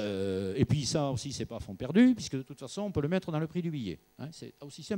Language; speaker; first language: French; native; French